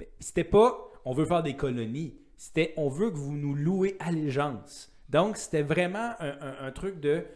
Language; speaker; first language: French; native; French